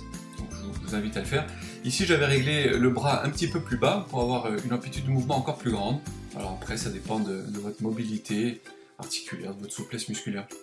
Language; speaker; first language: French; native; French